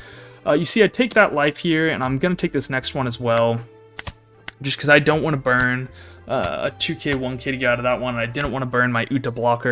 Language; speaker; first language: English; native; English